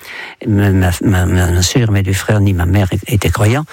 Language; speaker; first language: French; non-native, fluent; Dutch